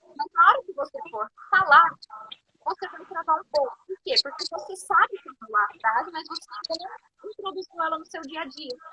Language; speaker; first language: Portuguese; native; Portuguese